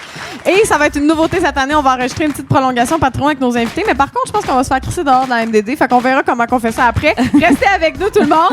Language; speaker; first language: French; native; French